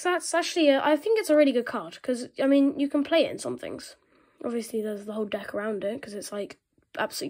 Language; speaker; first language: English; native; English